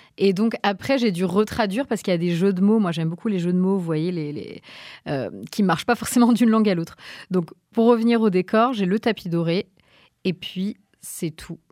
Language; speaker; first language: French; native; French